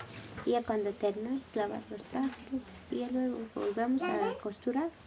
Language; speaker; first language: Spanish; non-native, local second language; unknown